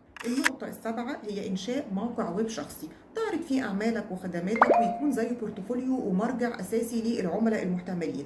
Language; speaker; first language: Arabic; native; Arabic